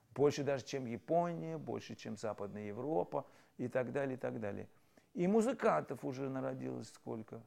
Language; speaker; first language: Russian; native; Russian